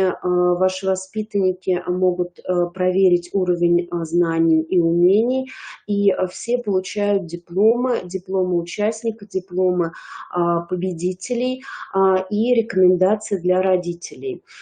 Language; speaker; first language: Russian; native; Russian